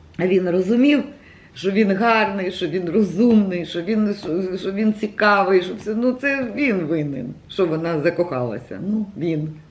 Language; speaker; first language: Ukrainian; native; Ukrainian